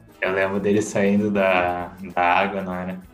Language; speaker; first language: Portuguese; native; Portuguese